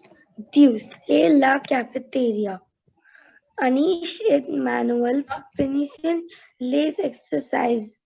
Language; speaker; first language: French; non-native, learner; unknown